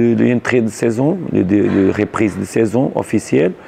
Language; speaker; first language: French; non-native, learner; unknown